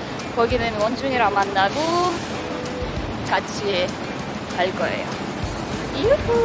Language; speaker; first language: Korean; non-native, fluent; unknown